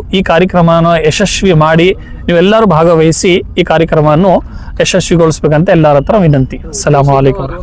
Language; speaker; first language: Kannada; non-native, local second language; Urdu